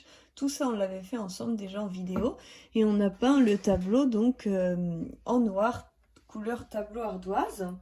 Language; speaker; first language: French; native; French